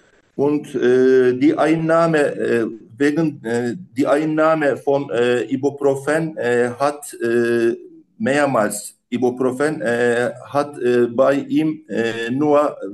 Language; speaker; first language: German; non-native, learner; Turkish